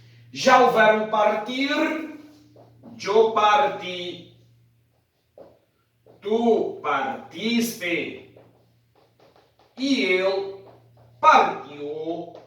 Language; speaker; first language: Spanish; non-native, fluent; Portuguese